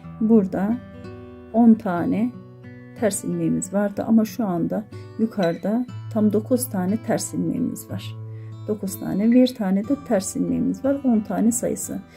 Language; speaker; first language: Turkish; native; Turkish